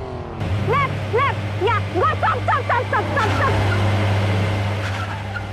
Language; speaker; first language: English; non-native, local second language; Hindi